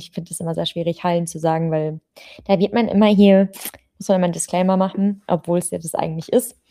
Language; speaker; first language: German; native; German